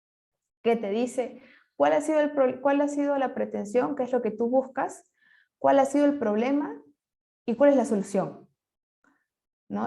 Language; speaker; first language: Spanish; native; Spanish